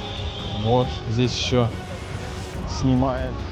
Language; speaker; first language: Russian; native; Russian